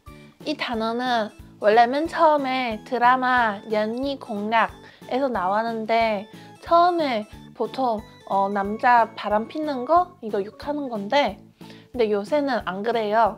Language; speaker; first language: Korean; non-native, fluent; Chinese